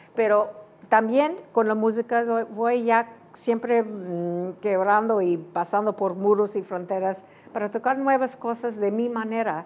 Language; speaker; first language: Spanish; early bilingual, heritage; Spanish